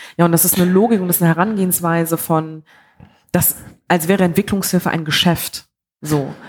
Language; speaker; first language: German; early bilingual, other home language; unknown